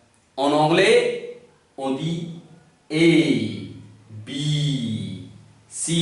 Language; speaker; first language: French; non-native, learner; Hindi